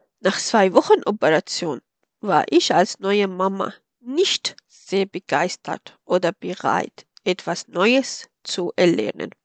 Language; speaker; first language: German; non-native, fluent; Arabic